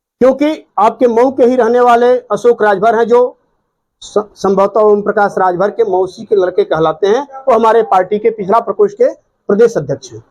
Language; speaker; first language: Hindi; native; Hindi